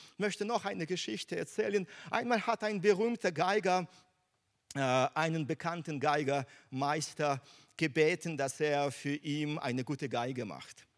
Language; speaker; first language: German; non-native, fluent; Russian